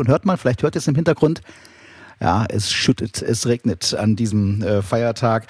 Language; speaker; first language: German; native; German